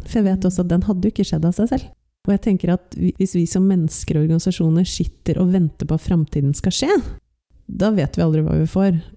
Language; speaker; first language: Norwegian; native; Norwegian